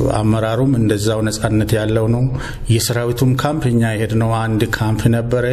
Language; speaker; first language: Amharic; non-native, local second language; Oromo